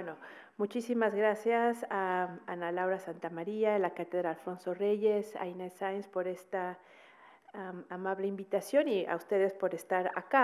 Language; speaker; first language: Spanish; native; Spanish